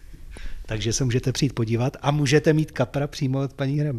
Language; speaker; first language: Czech; native; Czech